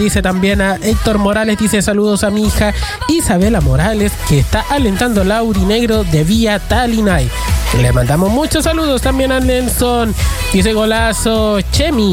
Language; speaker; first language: Spanish; native; Spanish